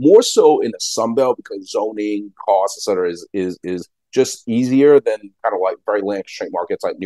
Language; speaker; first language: English; native; English